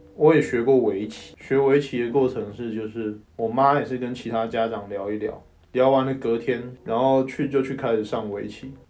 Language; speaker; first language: Chinese; non-native, local second language; Min Nan Chinese